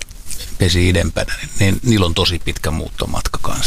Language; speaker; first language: Finnish; native; Finnish